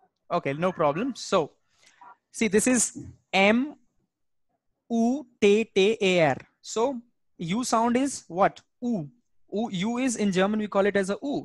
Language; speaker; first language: English; non-native, local second language; Hindi